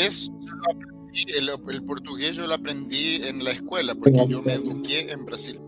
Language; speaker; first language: Spanish; early bilingual, heritage; Spanish